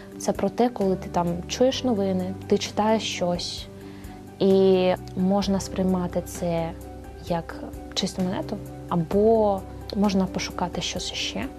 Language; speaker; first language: Ukrainian; non-native, local second language; Romany